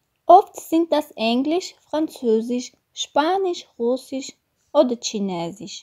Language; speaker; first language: German; non-native, fluent; Armenian